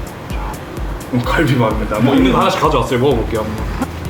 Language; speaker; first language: Korean; native; Korean